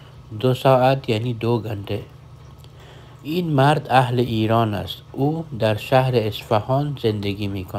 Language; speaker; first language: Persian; non-native, fluent; Urdu